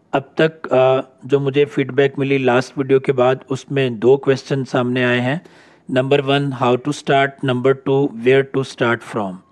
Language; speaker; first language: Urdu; non-native, local second language; Punjabi